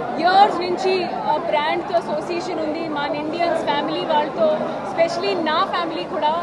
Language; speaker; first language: Telugu; non-native, learner; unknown